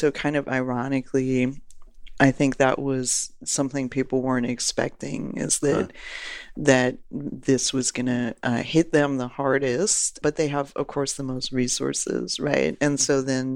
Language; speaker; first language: English; native; English